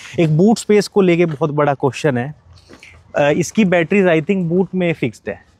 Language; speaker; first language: Hindi; native; Hindi